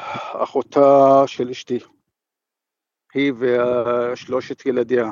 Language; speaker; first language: Hebrew; non-native, fluent; Arabic